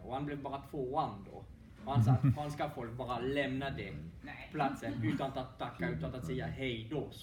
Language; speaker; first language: Swedish; non-native, fluent; French